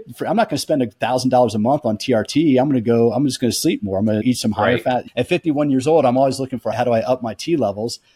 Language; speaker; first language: English; native; English